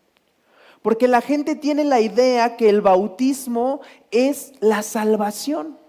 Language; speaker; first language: Spanish; native; Spanish